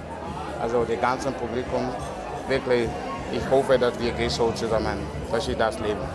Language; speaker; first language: German; non-native, learner; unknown